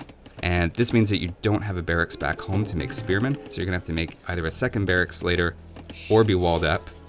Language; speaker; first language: English; native; English